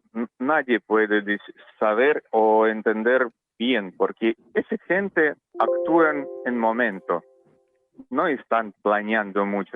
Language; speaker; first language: Spanish; non-native, learner; Russian